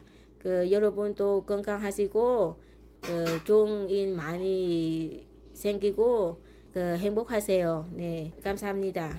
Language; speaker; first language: Korean; non-native, learner; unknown